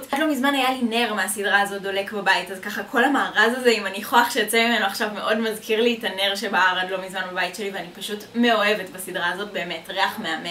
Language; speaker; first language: Hebrew; native; Hebrew